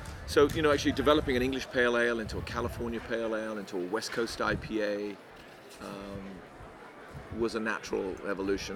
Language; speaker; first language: English; native; English